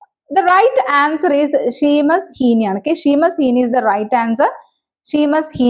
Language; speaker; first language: English; non-native, local second language; Malayalam